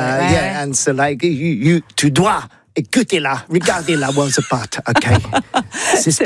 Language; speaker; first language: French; non-native, learner; English